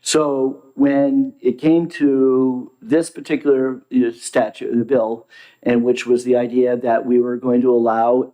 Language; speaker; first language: English; native; English